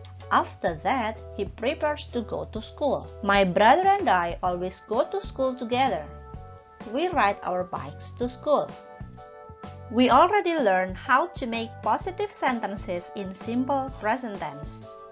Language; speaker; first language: English; non-native, fluent; Indonesian